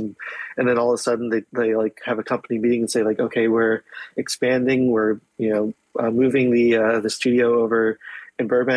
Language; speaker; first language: English; native; English